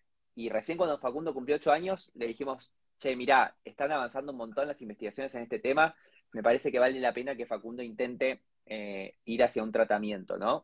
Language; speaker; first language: Spanish; native; Spanish